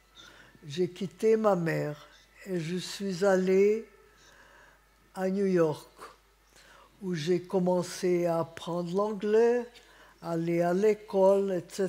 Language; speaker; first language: French; non-native, fluent; Hungarian